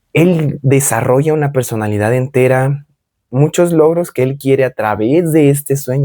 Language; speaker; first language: Spanish; native; Spanish